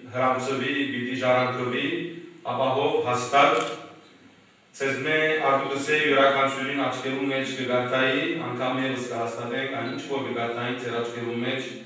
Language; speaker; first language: Armenian; early bilingual, heritage; Armenian